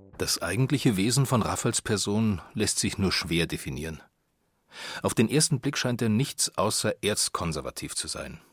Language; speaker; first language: German; native; German